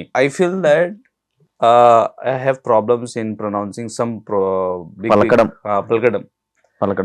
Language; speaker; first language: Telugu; non-native, learner; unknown